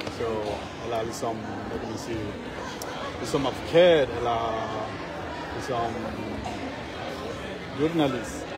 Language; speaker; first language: Danish; non-native, learner; Achinese